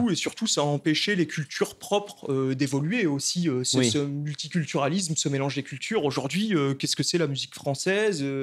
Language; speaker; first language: French; native; French